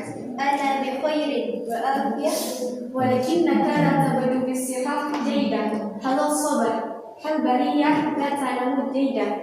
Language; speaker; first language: Arabic; non-native, learner; Indonesian